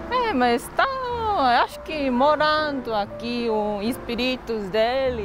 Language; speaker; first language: Portuguese; non-native, fluent; Korean